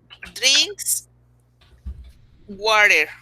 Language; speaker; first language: English; non-native, learner; Spanish